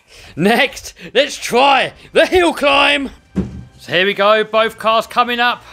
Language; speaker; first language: English; native; English